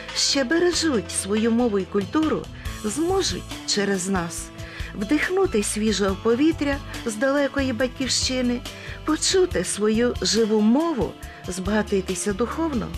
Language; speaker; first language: Ukrainian; native; Ukrainian